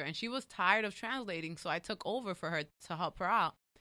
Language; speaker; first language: English; early bilingual, other home language; Spanish